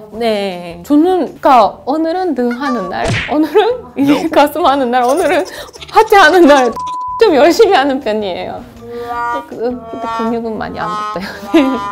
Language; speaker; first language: Korean; non-native, fluent; Japanese